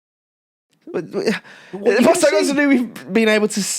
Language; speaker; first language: English; native; English